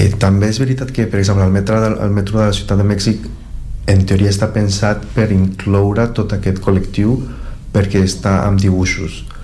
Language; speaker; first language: Catalan; non-native, fluent; Spanish